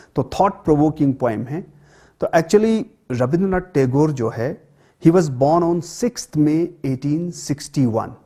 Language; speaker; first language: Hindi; non-native, local second language; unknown